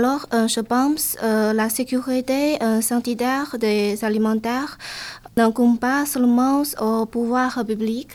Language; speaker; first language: French; non-native, learner; Chinese